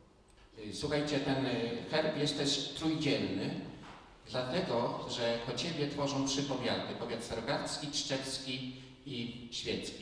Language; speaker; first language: Polish; native; Polish